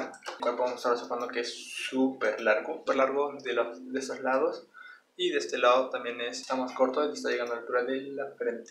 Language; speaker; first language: Spanish; native; Spanish